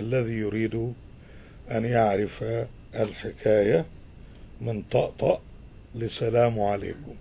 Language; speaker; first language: Arabic; native; Arabic